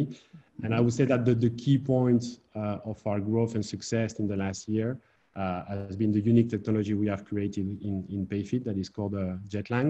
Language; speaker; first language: English; non-native, fluent; French